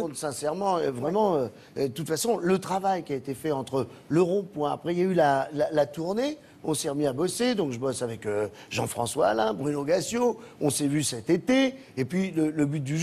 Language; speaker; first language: French; native; French